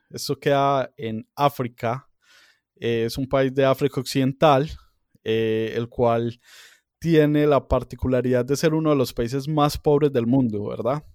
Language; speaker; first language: Spanish; native; Spanish